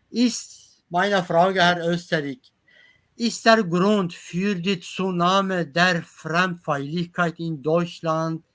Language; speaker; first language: German; non-native, learner; Kurdish